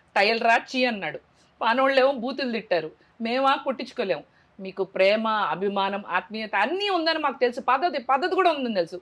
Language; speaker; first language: Telugu; native; Telugu